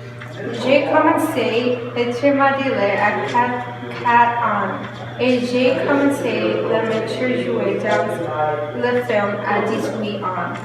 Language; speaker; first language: French; non-native, learner; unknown